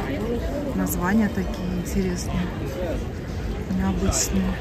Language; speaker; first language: Russian; native; Russian